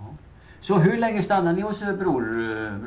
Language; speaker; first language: Swedish; native; Swedish